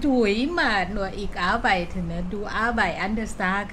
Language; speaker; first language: German; non-native, learner; Thai